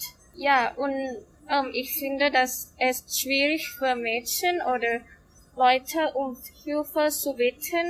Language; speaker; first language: German; non-native, learner; Thai